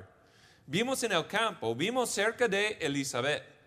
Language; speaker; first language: Spanish; non-native, fluent; English